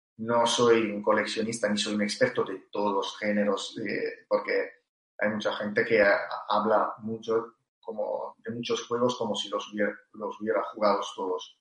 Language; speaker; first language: Spanish; non-native, fluent; Italian